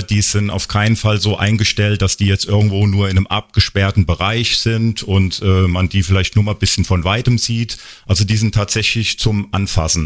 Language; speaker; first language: German; native; German